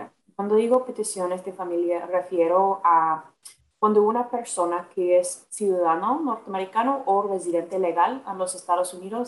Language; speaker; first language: Spanish; non-native, fluent; English